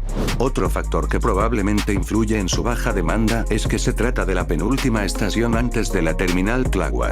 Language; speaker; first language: Spanish; native; Spanish